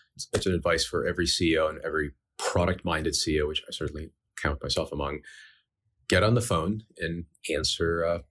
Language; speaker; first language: English; early bilingual, other home language; Ukrainian